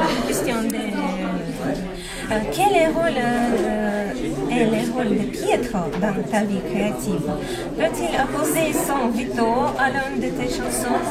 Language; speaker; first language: French; non-native, fluent; Russian